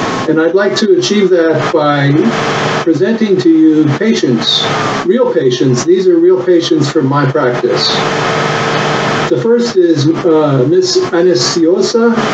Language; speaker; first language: English; native; English